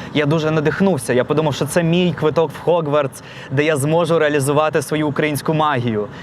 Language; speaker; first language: Ukrainian; non-native, local second language; Russian